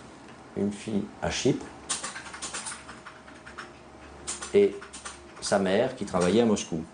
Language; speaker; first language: French; native; French